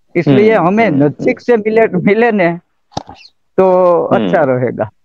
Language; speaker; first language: Hindi; non-native, local second language; Gujarati